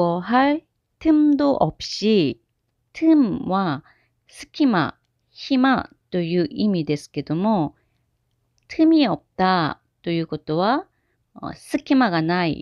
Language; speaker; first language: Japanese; non-native, fluent; Korean